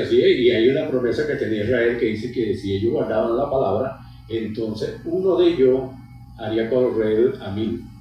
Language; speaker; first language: Spanish; native; Spanish